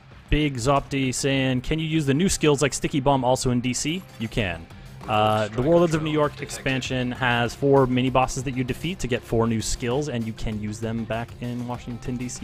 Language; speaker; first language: English; native; English